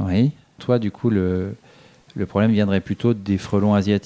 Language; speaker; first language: French; native; French